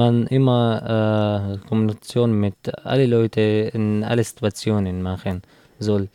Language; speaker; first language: German; non-native, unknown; Arabic